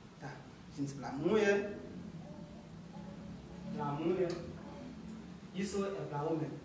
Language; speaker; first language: Portuguese; non-native, learner; Haitian Creole